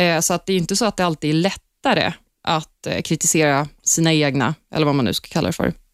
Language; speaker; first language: Swedish; early bilingual, other home language; Turkish